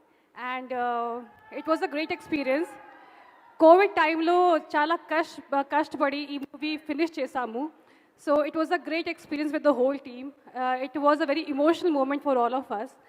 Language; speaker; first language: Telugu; non-native, fluent; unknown